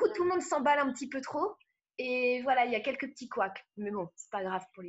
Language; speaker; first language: French; native; French